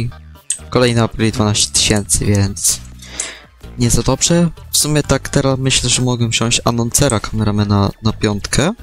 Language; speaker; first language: Polish; native; Polish